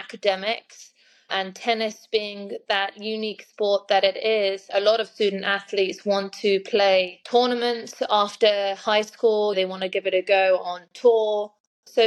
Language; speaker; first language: English; native; English